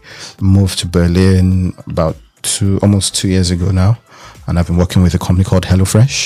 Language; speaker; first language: English; non-native, local second language; Yoruba